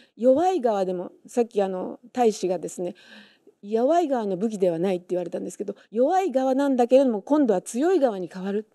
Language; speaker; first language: Japanese; native; Japanese